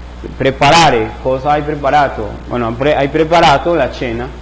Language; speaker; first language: Italian; non-native, fluent; Spanish